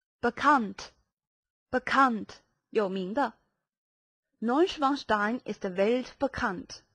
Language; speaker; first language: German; non-native, fluent; Chinese